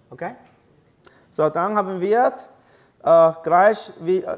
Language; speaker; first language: German; non-native, fluent; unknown